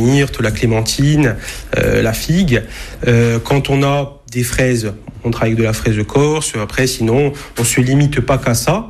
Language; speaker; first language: French; native; French